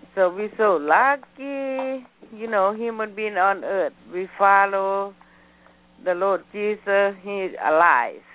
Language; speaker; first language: English; non-native, learner; Thai